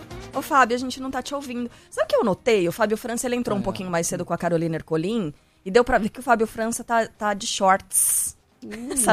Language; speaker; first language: Portuguese; native; Portuguese